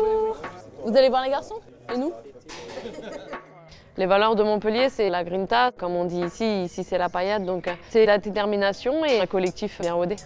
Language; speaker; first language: French; native; French